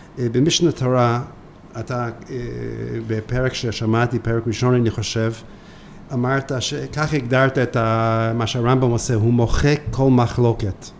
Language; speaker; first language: Hebrew; non-native, fluent; English